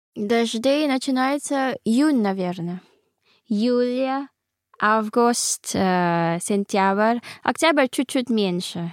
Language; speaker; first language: Russian; non-native, learner; Filipino